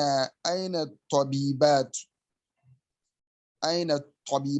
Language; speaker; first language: Arabic; non-native, learner; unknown